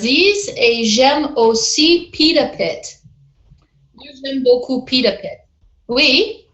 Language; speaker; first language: French; non-native, fluent; English